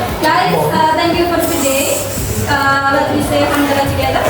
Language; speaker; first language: English; non-native, learner; Indonesian